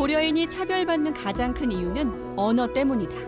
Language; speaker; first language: Korean; native; Korean